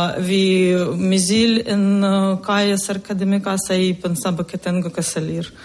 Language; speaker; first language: Spanish; non-native, learner; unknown